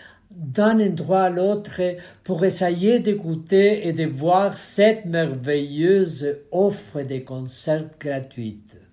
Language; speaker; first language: French; non-native, fluent; Spanish